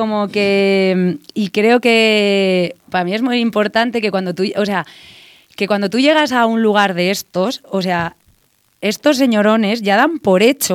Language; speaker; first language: Spanish; native; Spanish